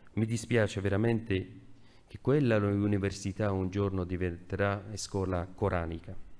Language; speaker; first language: Italian; non-native, fluent; Persian